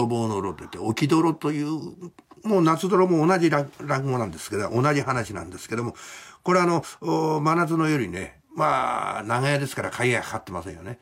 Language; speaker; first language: Japanese; native; Japanese